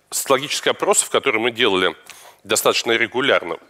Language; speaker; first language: Russian; native; Russian